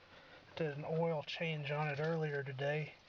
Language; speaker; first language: English; native; English